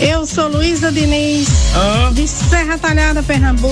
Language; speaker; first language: Portuguese; native; Portuguese